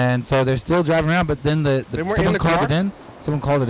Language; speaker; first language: English; native; English